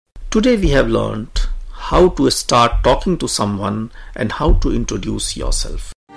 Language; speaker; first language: English; non-native, local second language; Hindi